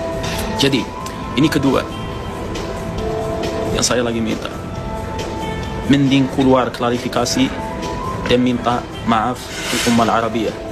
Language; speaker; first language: Indonesian; non-native, fluent; Arabic